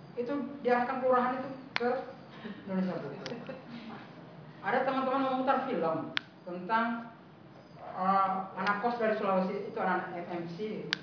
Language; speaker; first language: Indonesian; native; Indonesian